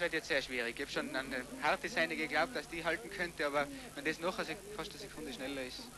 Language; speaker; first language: German; native; German